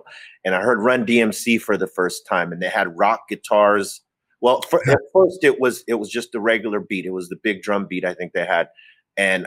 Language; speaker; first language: English; native; English